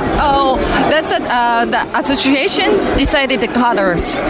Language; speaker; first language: English; non-native, learner; Japanese